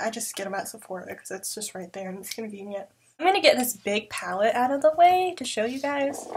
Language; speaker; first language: English; native; English